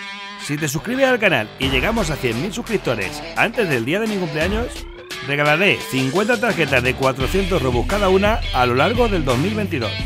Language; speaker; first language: Spanish; native; Spanish